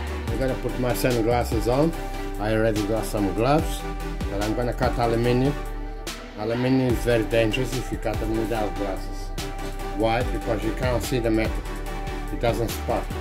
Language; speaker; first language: English; non-native, fluent; Portuguese